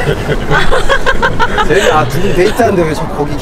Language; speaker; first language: Korean; native; Korean